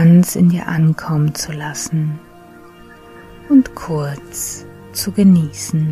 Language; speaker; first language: German; native; German